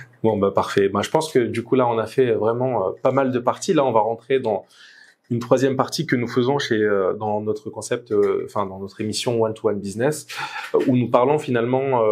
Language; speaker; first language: French; native; French